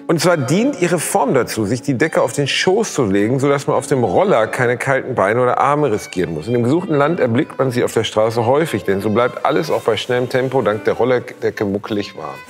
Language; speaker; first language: German; native; German